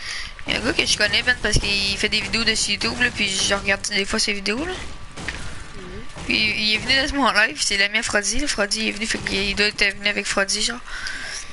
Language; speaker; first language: French; native; French